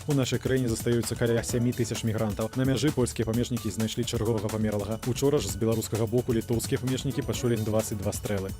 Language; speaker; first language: Belarusian; native; Belarusian